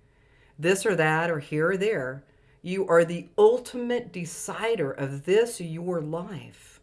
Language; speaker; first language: English; native; English